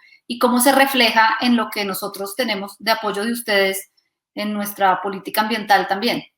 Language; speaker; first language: Spanish; native; Spanish